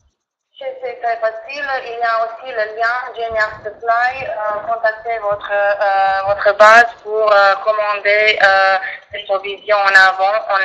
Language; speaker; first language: French; non-native, fluent; Croatian